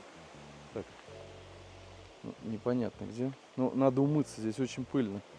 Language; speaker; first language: Russian; native; Russian